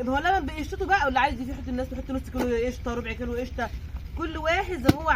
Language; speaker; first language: Arabic; native; Arabic